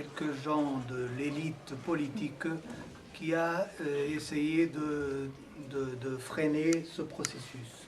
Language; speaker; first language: French; non-native, fluent; Portuguese